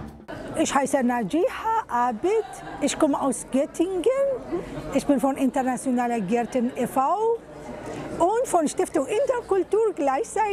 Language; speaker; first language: German; non-native, fluent; Arabic